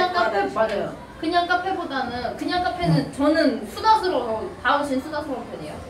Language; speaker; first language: Korean; native; Korean